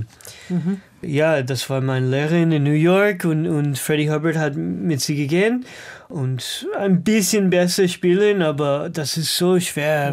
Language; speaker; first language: German; non-native, learner; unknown